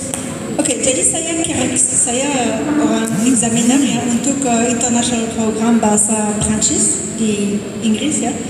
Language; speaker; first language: Indonesian; non-native, fluent; English